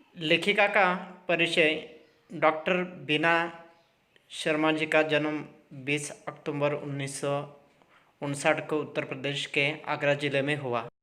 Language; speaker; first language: Hindi; non-native, local second language; Marathi